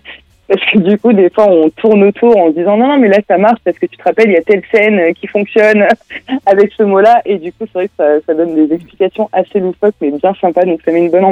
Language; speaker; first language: French; native; French